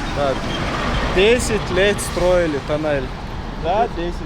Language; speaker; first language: Russian; non-native, local second language; Chechen